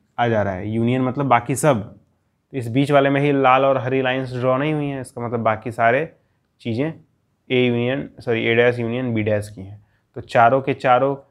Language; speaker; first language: Hindi; native; Hindi